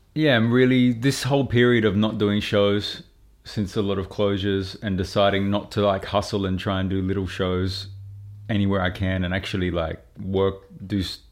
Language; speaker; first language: English; native; English